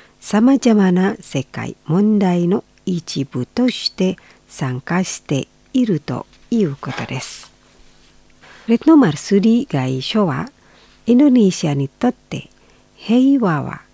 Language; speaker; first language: Japanese; non-native, fluent; Indonesian